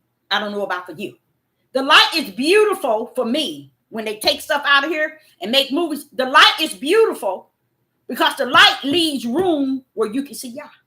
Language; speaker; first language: English; native; English